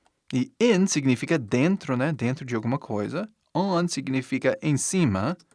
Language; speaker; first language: Portuguese; non-native, fluent; English